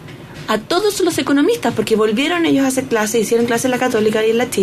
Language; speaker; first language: Spanish; native; Spanish